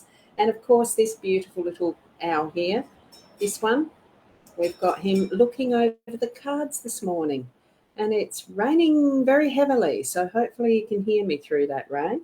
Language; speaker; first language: English; native; English